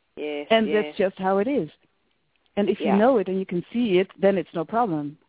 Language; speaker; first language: English; non-native, fluent; Dutch